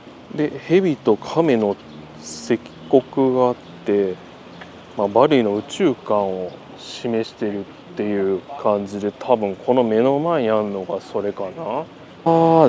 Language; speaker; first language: Japanese; native; Japanese